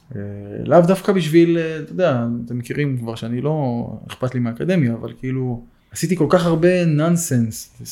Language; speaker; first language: Hebrew; native; Hebrew